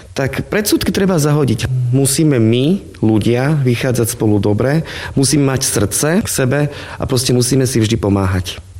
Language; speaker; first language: Slovak; non-native, local second language; Romany